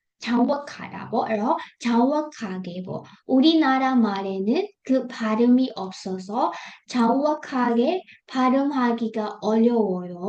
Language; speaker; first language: Korean; non-native, fluent; Burmese